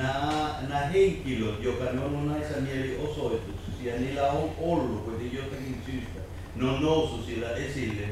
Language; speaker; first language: Finnish; non-native, fluent; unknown